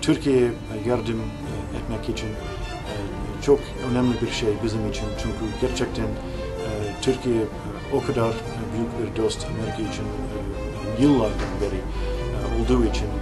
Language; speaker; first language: Turkish; non-native, learner; English